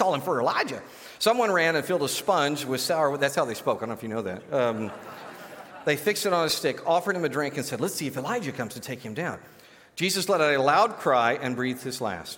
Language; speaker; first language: English; native; English